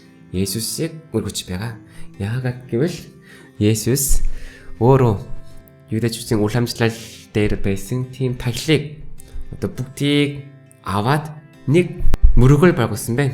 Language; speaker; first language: Mongolian; non-native, fluent; Korean